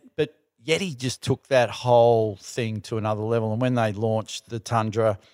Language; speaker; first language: English; native; English